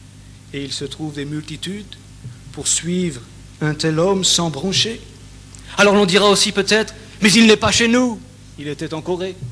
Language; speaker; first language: French; native; French